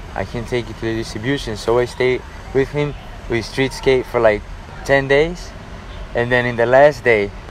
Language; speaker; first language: English; non-native, fluent; Portuguese